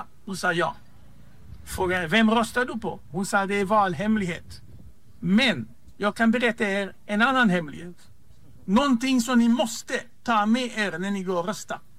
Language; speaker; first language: Swedish; non-native, fluent; Hebrew